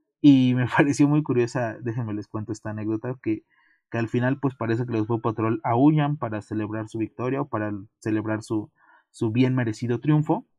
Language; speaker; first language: Spanish; native; Spanish